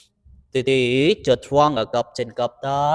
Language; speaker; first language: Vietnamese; non-native, learner; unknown